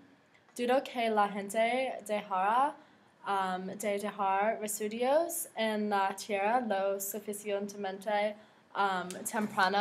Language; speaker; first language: Spanish; non-native, learner; English